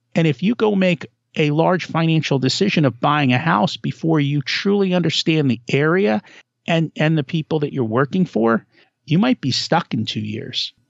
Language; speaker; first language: English; native; English